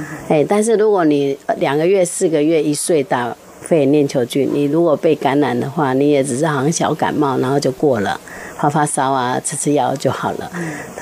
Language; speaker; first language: Chinese; native; Chinese